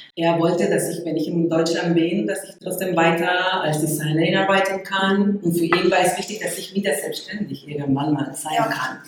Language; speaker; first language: German; non-native, fluent; Spanish